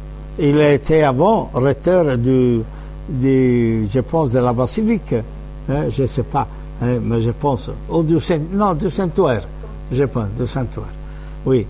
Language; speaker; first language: French; non-native, fluent; Italian